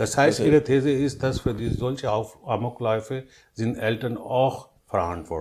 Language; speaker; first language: German; non-native, learner; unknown